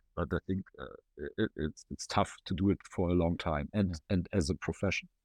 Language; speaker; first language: English; non-native, fluent; German